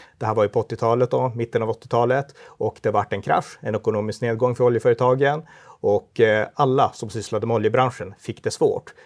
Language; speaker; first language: Swedish; native; Swedish